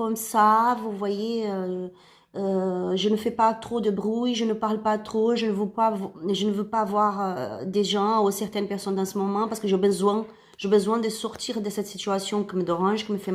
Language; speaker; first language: French; non-native, learner; Spanish